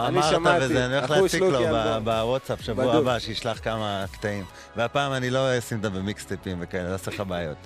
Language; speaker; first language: Hebrew; native; Hebrew